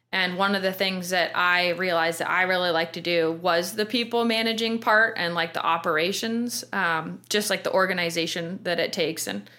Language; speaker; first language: English; native; English